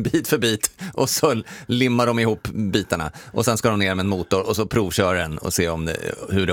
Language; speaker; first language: Swedish; native; Swedish